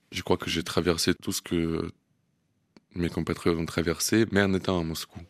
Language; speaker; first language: French; non-native, fluent; Russian